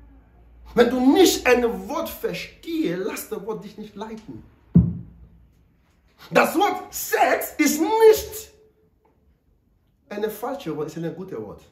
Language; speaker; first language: German; non-native, learner; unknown